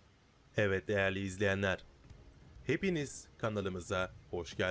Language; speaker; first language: Turkish; native; Turkish